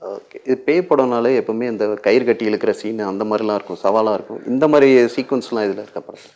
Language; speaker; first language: Tamil; native; Tamil